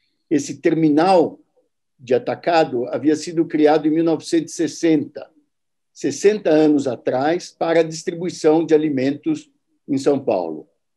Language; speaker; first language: Portuguese; native; Portuguese